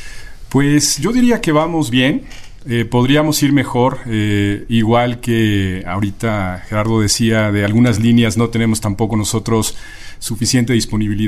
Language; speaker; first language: Spanish; native; Spanish